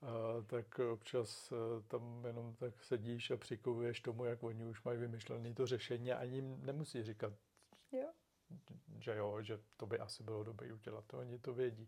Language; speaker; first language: Czech; native; Czech